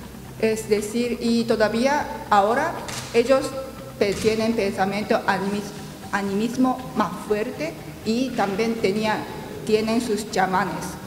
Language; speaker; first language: Spanish; non-native, learner; Japanese